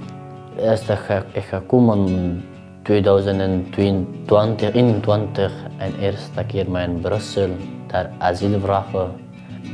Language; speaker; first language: Dutch; non-native, learner; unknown